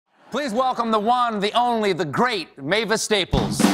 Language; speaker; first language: English; native; English